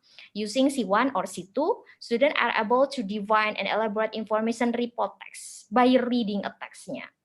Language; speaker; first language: English; non-native, fluent; Indonesian